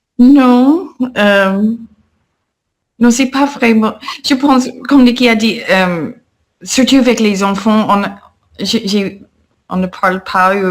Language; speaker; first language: French; non-native, fluent; English